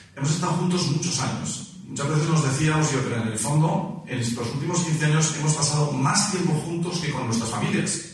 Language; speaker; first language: Spanish; native; Spanish